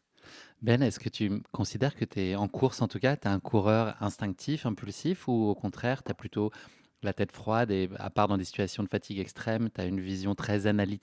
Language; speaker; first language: French; native; French